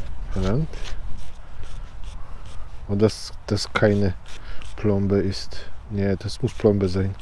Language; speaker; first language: German; non-native, learner; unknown